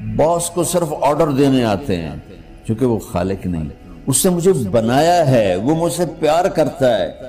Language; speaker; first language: Urdu; non-native, local second language; Punjabi